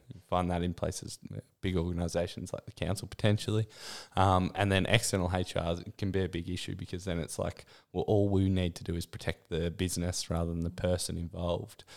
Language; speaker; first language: English; native; English